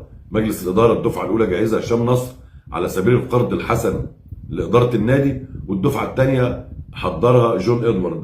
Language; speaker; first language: Arabic; native; Arabic